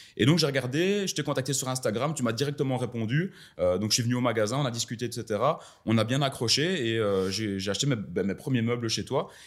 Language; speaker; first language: French; native; French